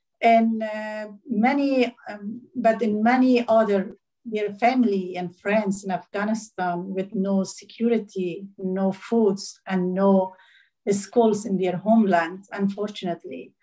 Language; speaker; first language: English; non-native, learner; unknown